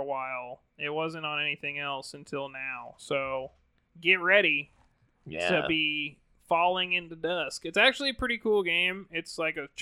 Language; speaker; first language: English; native; English